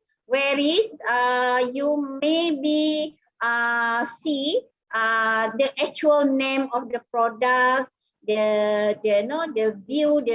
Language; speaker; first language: English; non-native, local second language; Malay